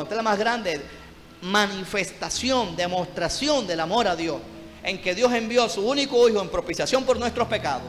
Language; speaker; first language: Spanish; native; Spanish